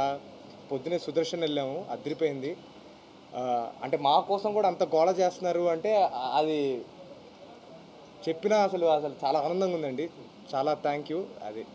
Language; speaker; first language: Telugu; non-native, fluent; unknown